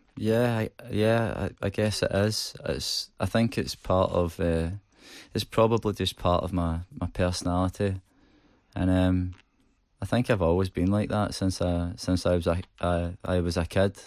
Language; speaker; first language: English; native; English